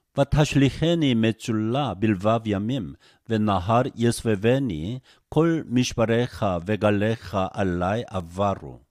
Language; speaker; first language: Hebrew; non-native, fluent; Korean